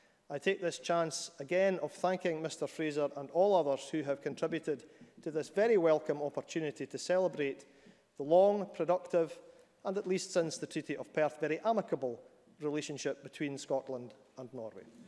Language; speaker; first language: English; native; English